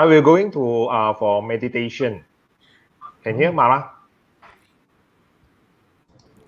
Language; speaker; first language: English; non-native, learner; Cantonese